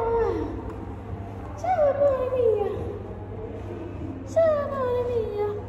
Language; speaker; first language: Italian; non-native, learner; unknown